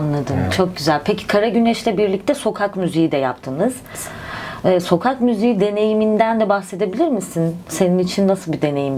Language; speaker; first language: Turkish; native; Turkish